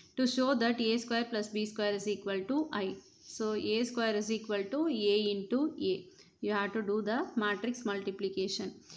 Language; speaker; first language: English; non-native, local second language; Tamil